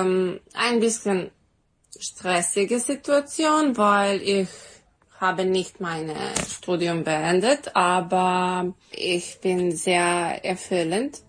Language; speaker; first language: German; non-native, learner; Serbian